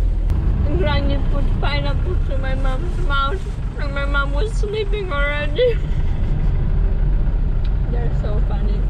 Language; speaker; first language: English; non-native, fluent; Polish